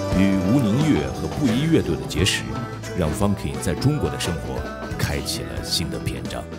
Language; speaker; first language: Chinese; native; Chinese